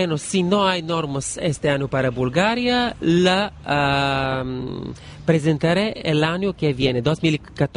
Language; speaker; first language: Spanish; non-native, learner; Bulgarian